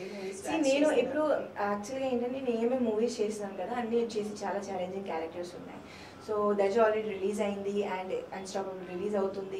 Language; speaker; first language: Telugu; non-native, local second language; Hindi